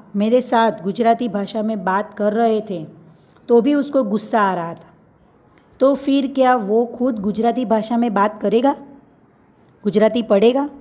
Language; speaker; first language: Hindi; non-native, local second language; Gujarati